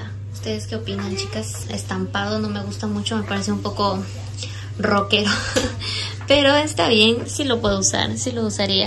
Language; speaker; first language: Spanish; native; Spanish